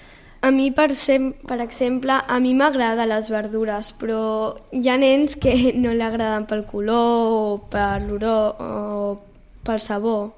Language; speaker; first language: Catalan; non-native, local second language; Spanish